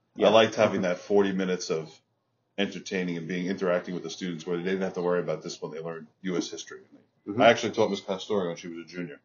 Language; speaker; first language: English; native; English